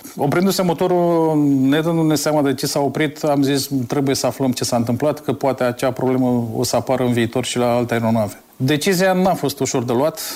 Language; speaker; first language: Romanian; native; Romanian